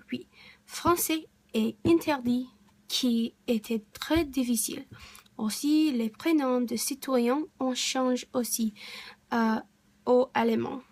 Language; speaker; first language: French; non-native, learner; English